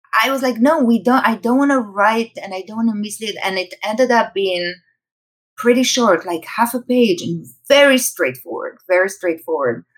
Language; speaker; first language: English; non-native, fluent; Hebrew